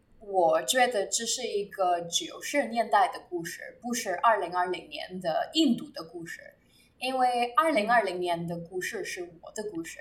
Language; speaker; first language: Chinese; non-native, learner; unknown